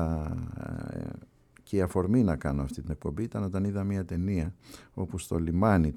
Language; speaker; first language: Greek; native; Greek